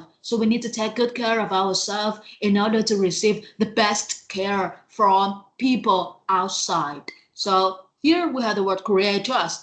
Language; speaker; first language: English; non-native, fluent; Vietnamese